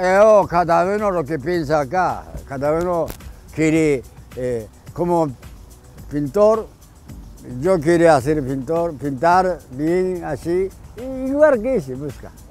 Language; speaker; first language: Spanish; non-native, learner; Japanese